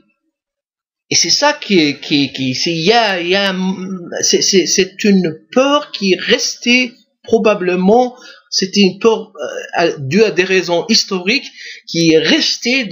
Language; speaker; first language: French; non-native, local second language; Arabic